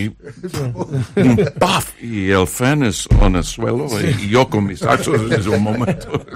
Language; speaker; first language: Spanish; non-native, learner; English